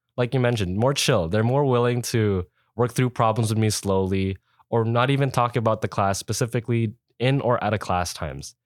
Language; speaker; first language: English; early bilingual, other home language; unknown